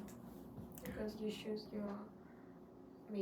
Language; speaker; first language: English; non-native, learner; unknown